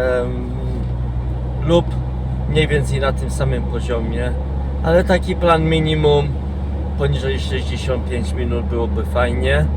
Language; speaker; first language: Polish; non-native, fluent; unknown